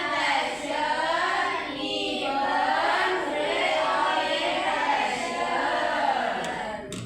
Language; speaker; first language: English; non-native, learner; Indonesian